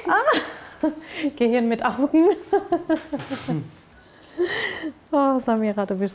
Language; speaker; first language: German; native; German